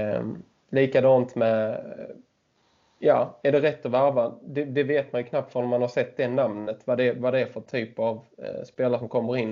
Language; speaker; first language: Swedish; native; Swedish